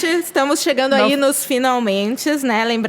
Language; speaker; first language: Portuguese; native; Portuguese